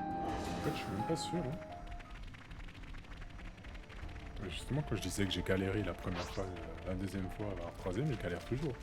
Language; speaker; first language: French; native; French